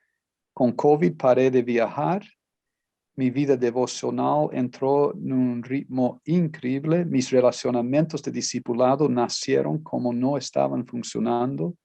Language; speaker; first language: Spanish; non-native, fluent; Portuguese